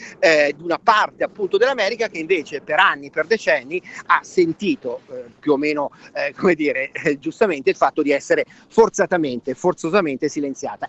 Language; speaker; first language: Italian; native; Italian